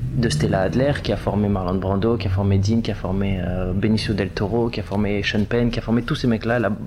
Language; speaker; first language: French; native; French